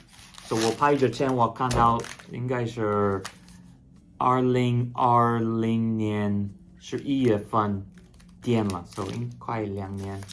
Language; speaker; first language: Chinese; non-native, fluent; English